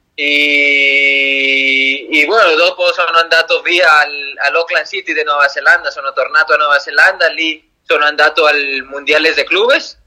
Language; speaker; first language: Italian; non-native, learner; Spanish